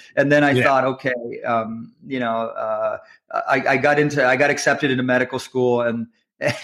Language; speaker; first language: English; native; English